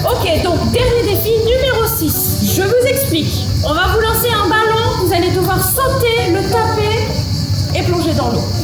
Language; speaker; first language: French; native; French